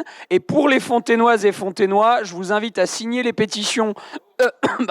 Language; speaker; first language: French; native; French